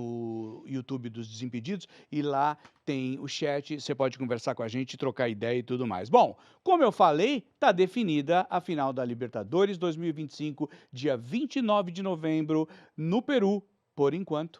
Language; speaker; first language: Portuguese; native; Portuguese